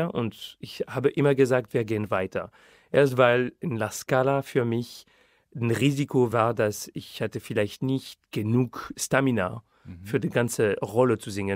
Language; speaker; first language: German; non-native, fluent; French